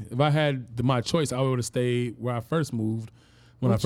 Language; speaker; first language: English; native; English